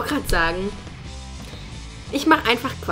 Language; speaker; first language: German; native; German